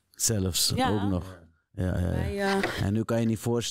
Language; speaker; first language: Dutch; native; Dutch